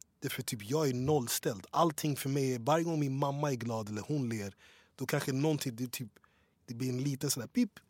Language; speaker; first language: Swedish; early bilingual, other home language; English